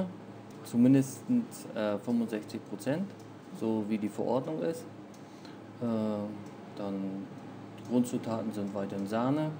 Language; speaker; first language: German; native; German